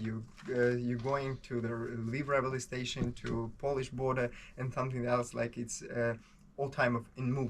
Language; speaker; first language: English; non-native, learner; Ukrainian